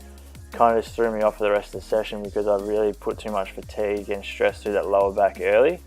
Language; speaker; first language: English; native; English